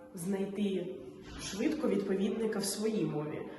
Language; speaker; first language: Ukrainian; non-native, local second language; Russian